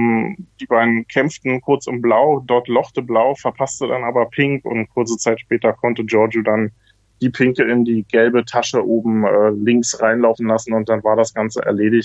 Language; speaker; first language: German; native; German